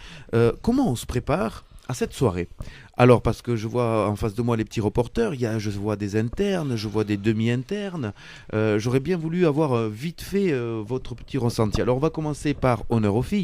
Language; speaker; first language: French; native; French